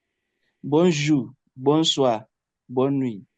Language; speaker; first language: French; non-native, learner; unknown